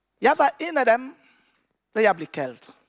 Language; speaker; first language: Danish; non-native, learner; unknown